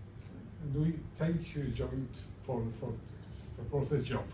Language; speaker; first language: English; non-native, learner; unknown